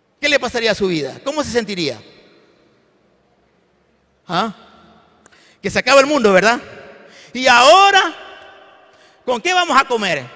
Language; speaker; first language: Spanish; native; Spanish